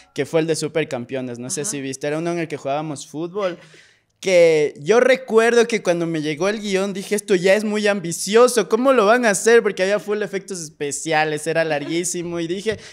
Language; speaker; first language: Spanish; native; Spanish